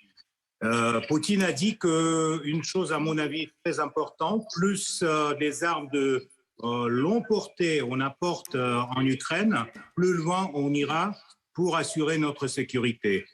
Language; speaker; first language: French; non-native, fluent; Russian